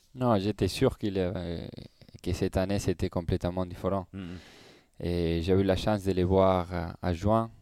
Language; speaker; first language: French; non-native, learner; Spanish